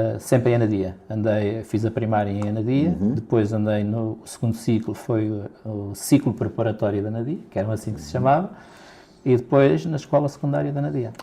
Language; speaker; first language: Portuguese; native; Portuguese